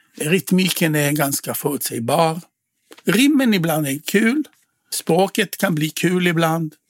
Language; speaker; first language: Swedish; non-native, fluent; Hebrew